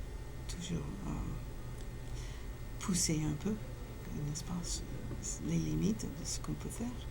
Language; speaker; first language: French; non-native, fluent; English